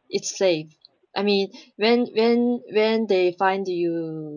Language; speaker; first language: English; non-native, learner; Chinese